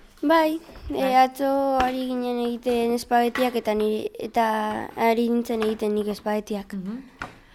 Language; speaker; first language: Basque; non-native, local second language; Spanish